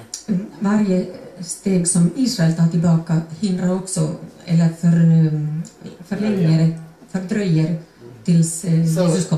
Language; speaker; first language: Swedish; non-native, fluent; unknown